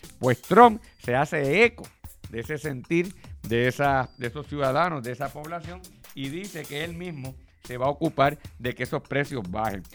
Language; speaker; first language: Spanish; native; Spanish